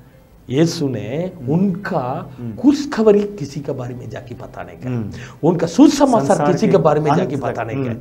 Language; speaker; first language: Hindi; non-native, local second language; Tamil